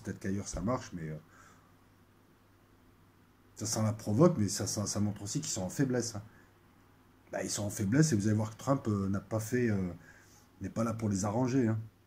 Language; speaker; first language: French; native; French